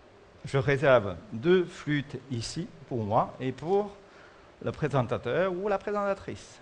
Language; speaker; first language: French; non-native, fluent; Chinese